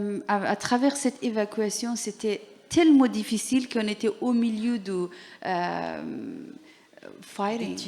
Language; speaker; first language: French; non-native, learner; Persian